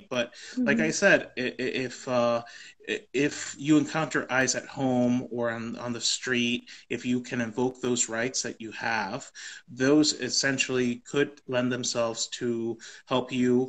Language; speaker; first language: English; native; English